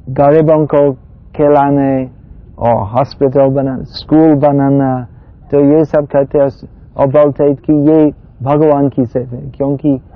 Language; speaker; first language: Hindi; non-native, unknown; English